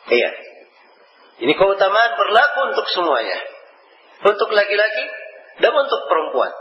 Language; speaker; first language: Indonesian; native; Indonesian